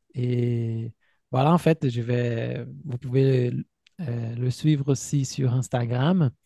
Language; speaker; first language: French; non-native, fluent; Portuguese